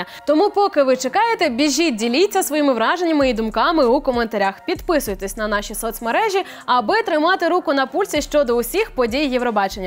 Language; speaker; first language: Ukrainian; native; Ukrainian